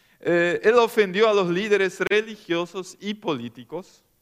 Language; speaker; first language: Spanish; non-native, local second language; German